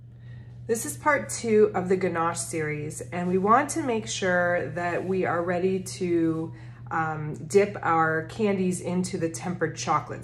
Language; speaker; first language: English; native; English